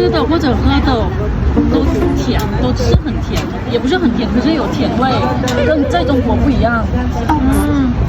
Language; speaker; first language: Chinese; non-native, learner; Thai